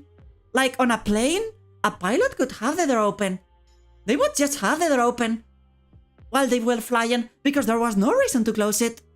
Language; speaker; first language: English; non-native, fluent; Spanish